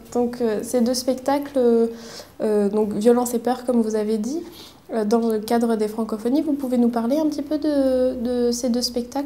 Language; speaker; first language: French; native; French